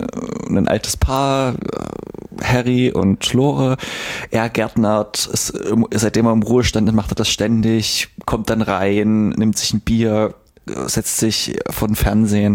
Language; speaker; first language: German; native; German